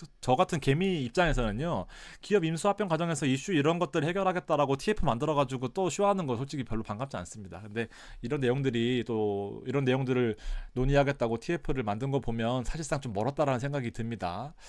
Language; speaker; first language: Korean; native; Korean